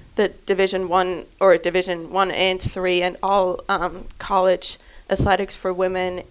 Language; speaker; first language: English; non-native, fluent; German